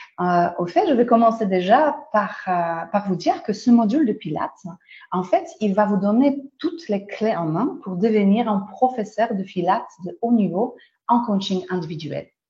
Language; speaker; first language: French; non-native, fluent; Polish